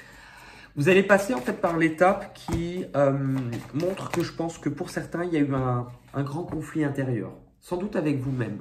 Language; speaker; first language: French; native; French